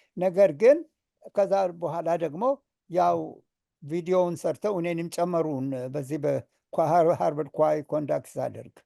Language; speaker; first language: Amharic; non-native, local second language; Oromo